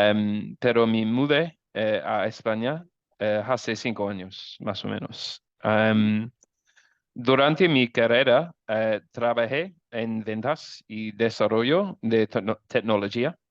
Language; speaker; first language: Spanish; non-native, learner; English